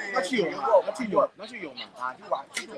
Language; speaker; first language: Chinese; early bilingual, heritage; Chinese